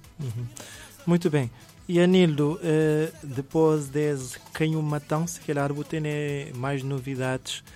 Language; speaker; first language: Portuguese; non-native, local second language; Kabuverdianu